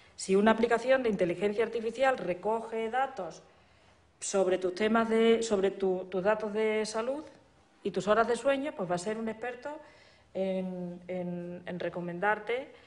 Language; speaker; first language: Spanish; native; Spanish